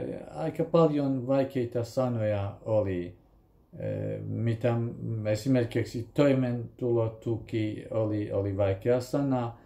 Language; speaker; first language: Finnish; non-native, fluent; Kurdish